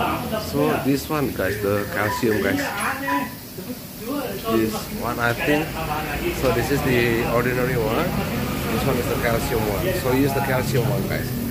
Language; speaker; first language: English; non-native, fluent; Indonesian